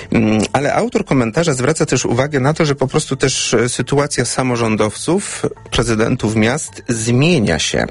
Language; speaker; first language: Polish; native; Polish